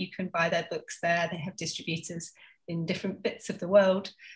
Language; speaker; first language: English; native; English